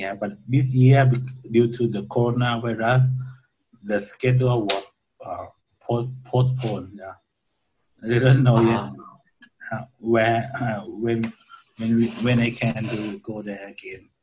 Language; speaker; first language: English; non-native, learner; Thai